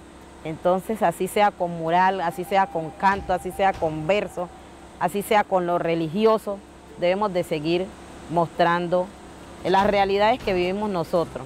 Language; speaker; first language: Spanish; native; Spanish